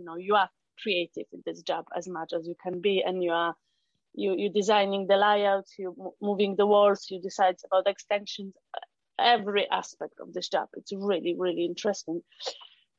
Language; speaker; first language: English; non-native, fluent; Polish